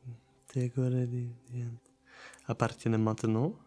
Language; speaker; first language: Portuguese; non-native, learner; German